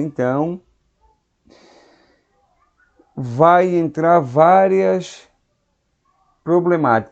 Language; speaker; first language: Portuguese; native; Portuguese